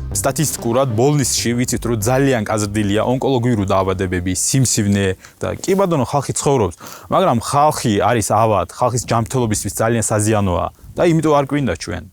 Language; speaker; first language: Georgian; non-native, local second language; Azerbaijani